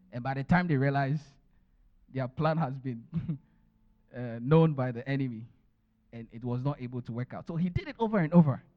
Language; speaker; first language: English; non-native, local second language; Akan